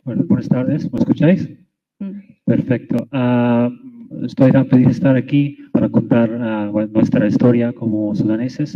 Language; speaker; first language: Spanish; non-native, fluent; Arabic